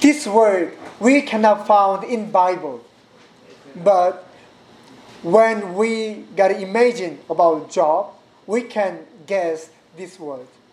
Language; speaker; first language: English; non-native, learner; Korean